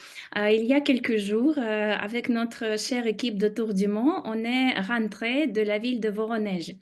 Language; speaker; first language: French; non-native, fluent; Russian